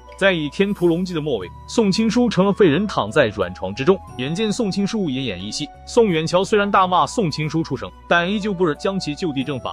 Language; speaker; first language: Chinese; native; Chinese